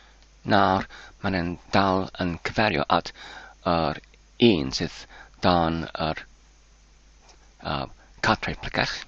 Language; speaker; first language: Welsh; non-native, learner; English